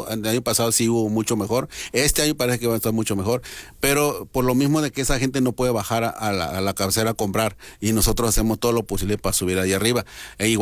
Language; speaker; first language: Spanish; non-native, local second language; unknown